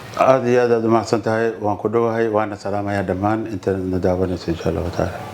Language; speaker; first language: Somali; non-native, local second language; Swahili